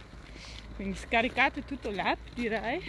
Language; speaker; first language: Italian; non-native, fluent; Dutch